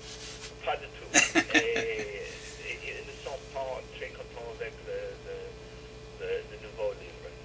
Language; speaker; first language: French; non-native, fluent; English